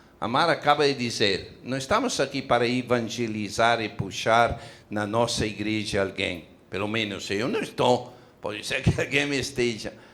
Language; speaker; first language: Portuguese; non-native, fluent; Italian